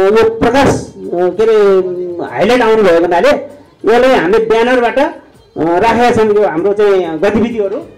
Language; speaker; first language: Nepali; non-native, local second language; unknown